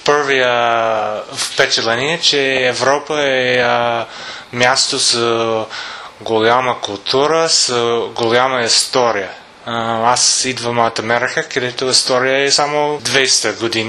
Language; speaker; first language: Bulgarian; non-native, learner; English